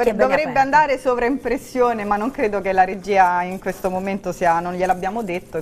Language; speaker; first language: Italian; native; Italian